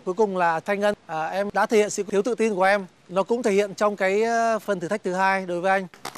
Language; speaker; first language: Vietnamese; native; Vietnamese